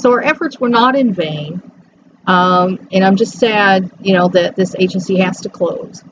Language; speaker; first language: English; native; English